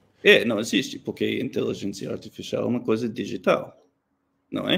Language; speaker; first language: Portuguese; non-native, learner; English